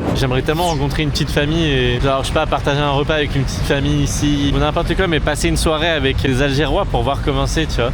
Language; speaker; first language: French; native; French